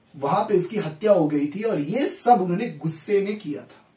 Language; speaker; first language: Hindi; non-native, local second language; Marathi